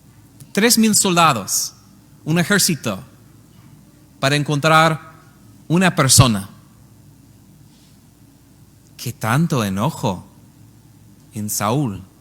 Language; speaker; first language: Spanish; non-native, learner; English